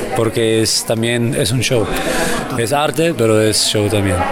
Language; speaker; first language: Spanish; non-native, fluent; German